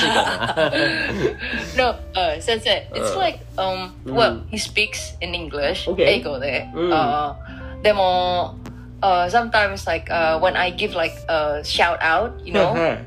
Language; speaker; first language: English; non-native, fluent; Indonesian